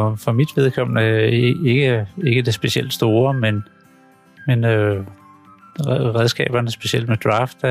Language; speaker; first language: Swedish; non-native, learner; Danish